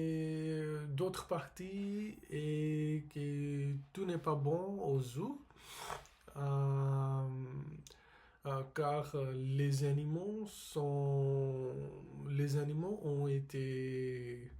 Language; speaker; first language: French; non-native, learner; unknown